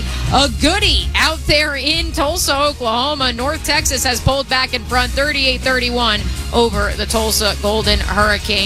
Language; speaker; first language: English; native; English